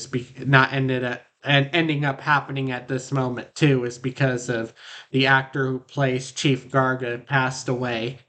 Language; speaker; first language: English; native; English